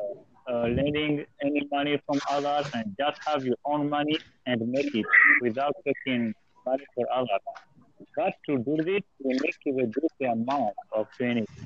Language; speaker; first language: English; non-native, learner; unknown